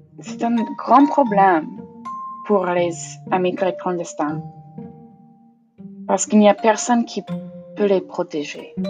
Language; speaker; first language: French; non-native, fluent; English